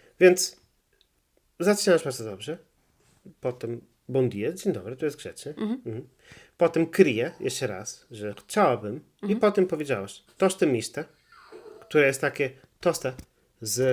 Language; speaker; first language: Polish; non-native, learner; Portuguese